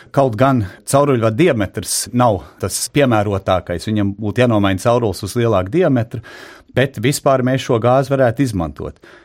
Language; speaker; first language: Latvian; early bilingual, heritage; Latvian